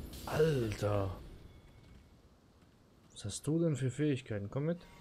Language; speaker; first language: German; native; German